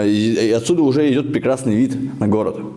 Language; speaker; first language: Russian; native; Russian